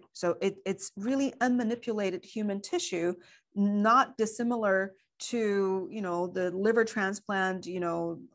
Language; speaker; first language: English; non-native, fluent; Chinese